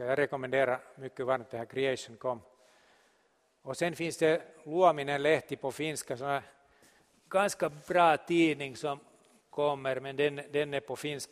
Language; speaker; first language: Swedish; non-native, local second language; Finnish